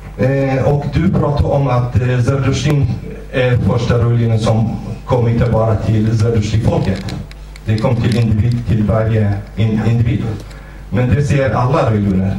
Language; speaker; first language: Swedish; non-native, fluent; Kurdish